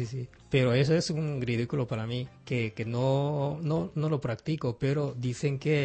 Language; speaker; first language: Spanish; non-native, fluent; Japanese